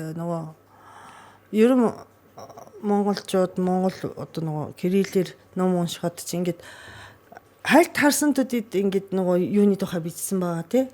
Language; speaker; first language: Mongolian; non-native, fluent; Japanese